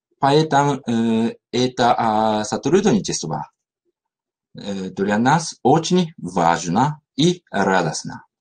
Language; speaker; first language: Russian; non-native, learner; Japanese